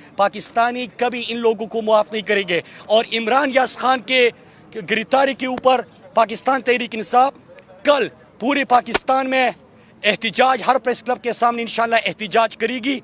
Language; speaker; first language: Urdu; native; Urdu